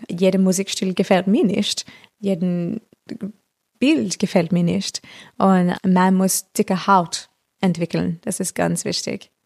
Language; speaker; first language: German; non-native, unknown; English